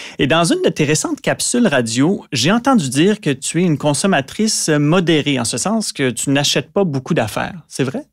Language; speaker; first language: French; native; French